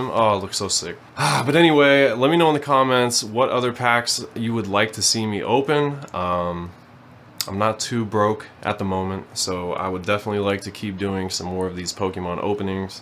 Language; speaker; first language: English; native; English